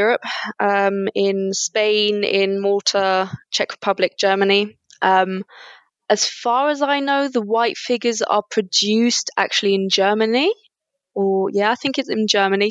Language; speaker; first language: English; native; English